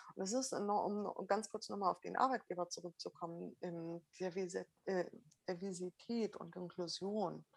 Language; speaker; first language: German; early bilingual, other home language; Arabic